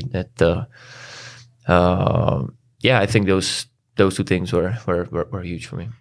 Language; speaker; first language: English; non-native, fluent; Czech